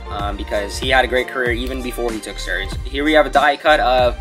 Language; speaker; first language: English; native; English